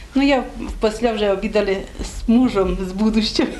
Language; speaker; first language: Ukrainian; native; Ukrainian